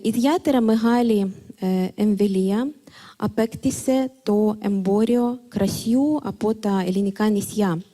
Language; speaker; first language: Greek; non-native, fluent; Ukrainian